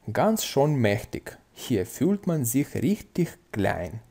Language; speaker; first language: German; non-native, fluent; Russian